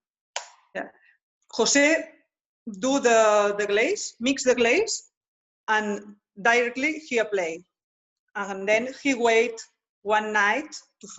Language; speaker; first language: English; non-native, learner; Spanish